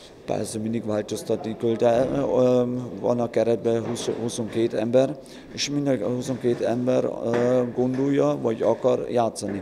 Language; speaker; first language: Hungarian; non-native, learner; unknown